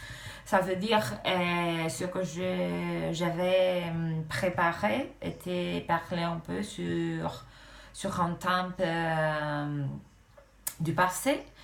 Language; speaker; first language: French; non-native, fluent; Romanian